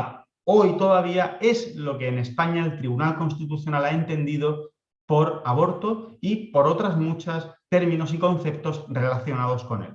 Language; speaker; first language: Spanish; native; Spanish